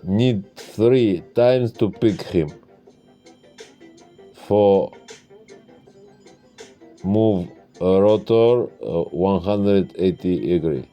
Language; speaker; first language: English; non-native, learner; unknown